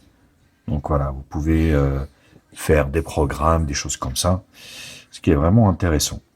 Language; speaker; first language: French; native; French